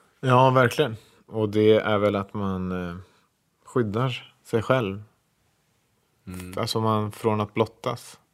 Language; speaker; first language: Swedish; native; Swedish